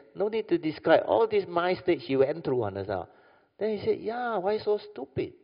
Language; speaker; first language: English; non-native, local second language; Min Nan Chinese